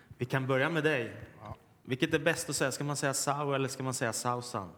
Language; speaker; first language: Swedish; native; Swedish